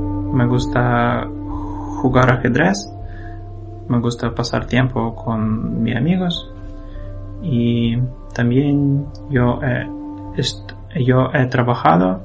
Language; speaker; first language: Spanish; non-native, learner; Ukrainian